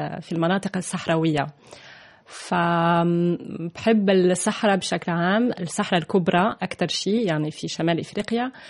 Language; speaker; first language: Arabic; non-native, fluent; French